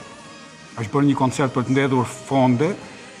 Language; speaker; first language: Albanian; native; Albanian